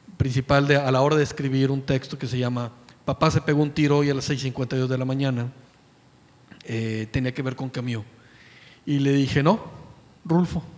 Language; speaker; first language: Spanish; native; Spanish